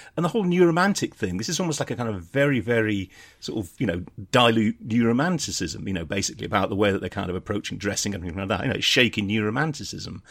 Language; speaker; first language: English; native; English